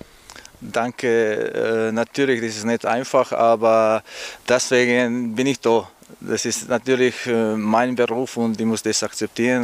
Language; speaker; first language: German; non-native, learner; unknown